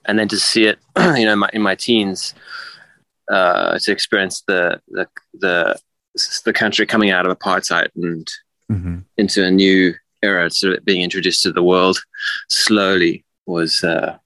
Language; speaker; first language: English; native; English